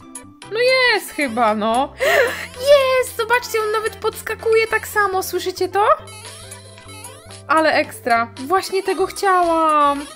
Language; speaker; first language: Polish; native; Polish